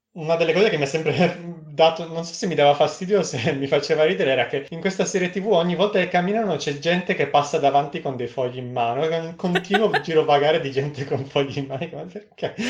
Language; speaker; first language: Italian; native; Italian